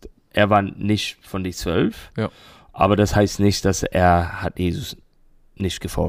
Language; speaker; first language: German; non-native, learner; English